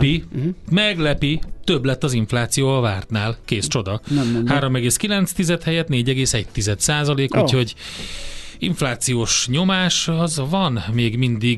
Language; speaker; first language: Hungarian; native; Hungarian